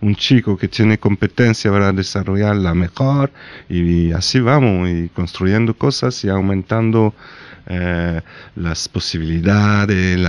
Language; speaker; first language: Spanish; non-native, fluent; French